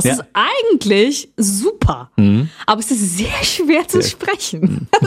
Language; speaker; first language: German; non-native, fluent; Portuguese